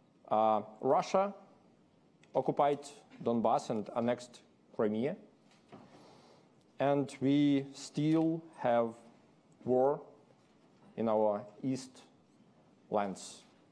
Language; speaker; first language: English; non-native, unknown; Ukrainian